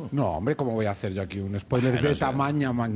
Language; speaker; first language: Spanish; native; Spanish